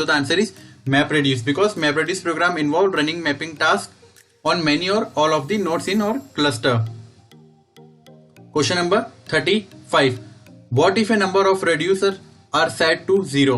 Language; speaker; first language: English; non-native, local second language; Hindi